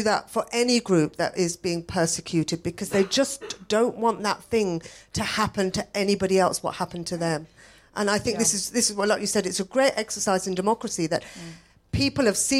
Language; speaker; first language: English; native; English